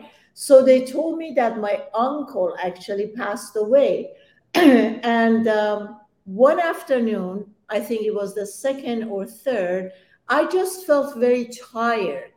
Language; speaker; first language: English; non-native, fluent; Persian